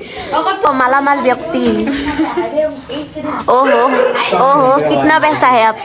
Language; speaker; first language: Hindi; non-native, local second language; Assamese